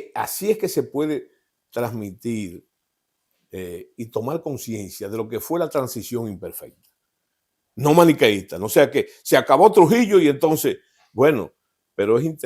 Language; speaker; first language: Spanish; native; Spanish